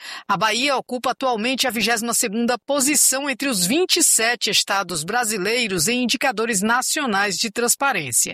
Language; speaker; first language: Portuguese; native; Portuguese